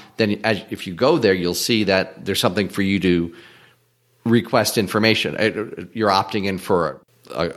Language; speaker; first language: English; native; English